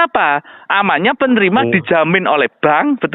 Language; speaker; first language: Indonesian; non-native, local second language; Javanese